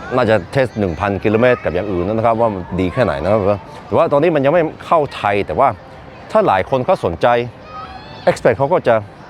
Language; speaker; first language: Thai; non-native, fluent; Norwegian